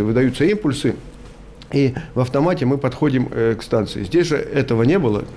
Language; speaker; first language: Russian; native; Russian